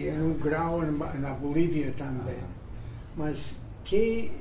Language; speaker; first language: Portuguese; non-native, fluent; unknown